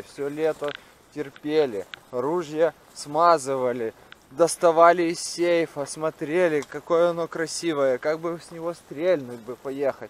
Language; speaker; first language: Russian; native; Russian